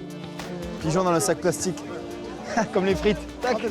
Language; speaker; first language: French; native; French